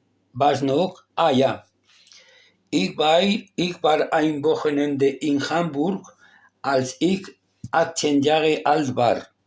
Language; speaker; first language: German; non-native, learner; Spanish